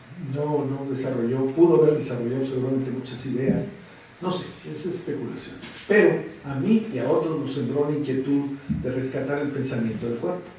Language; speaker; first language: Spanish; native; Spanish